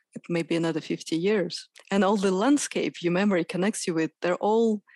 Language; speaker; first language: English; non-native, fluent; Russian